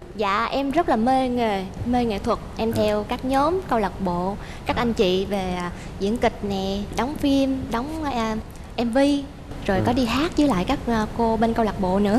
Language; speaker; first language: Vietnamese; native; Vietnamese